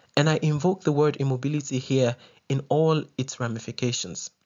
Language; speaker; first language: English; non-native, local second language; Yoruba